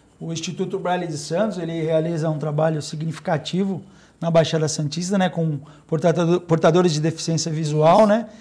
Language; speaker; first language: Portuguese; native; Portuguese